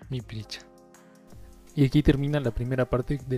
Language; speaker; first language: Spanish; native; Spanish